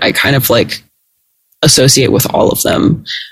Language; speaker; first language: English; native; English